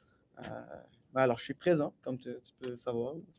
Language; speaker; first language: French; native; French